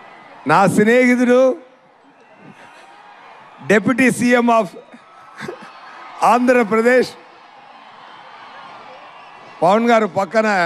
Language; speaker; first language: Telugu; non-native, learner; Tamil